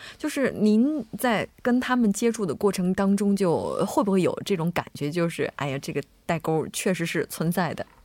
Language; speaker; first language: Chinese; native; Chinese